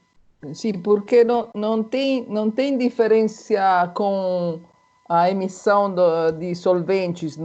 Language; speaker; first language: Portuguese; non-native, fluent; Italian